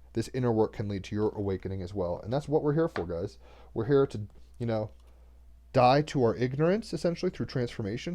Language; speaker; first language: English; native; English